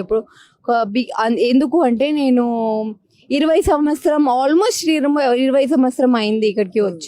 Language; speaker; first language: Telugu; non-native, local second language; Hindi